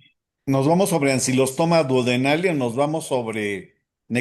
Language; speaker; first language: Spanish; native; Spanish